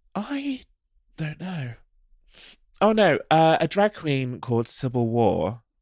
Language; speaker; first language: English; native; English